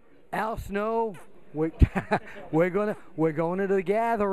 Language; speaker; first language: English; native; English